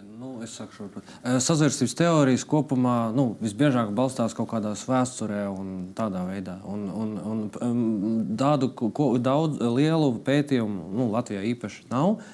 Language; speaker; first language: Latvian; non-native, local second language; Russian